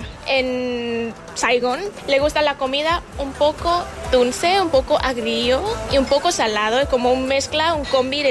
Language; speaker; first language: Spanish; non-native, learner; Vietnamese